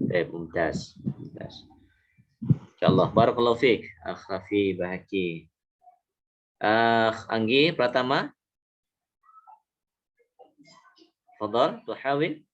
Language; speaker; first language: Arabic; non-native, fluent; Indonesian